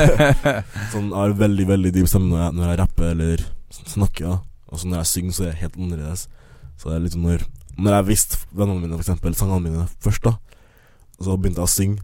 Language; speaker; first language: Norwegian; early bilingual, other home language; Akan